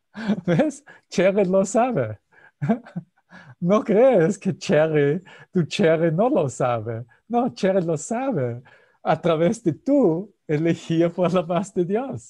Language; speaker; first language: Spanish; non-native, fluent; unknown